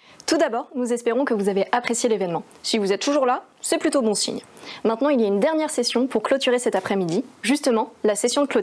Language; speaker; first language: French; native; French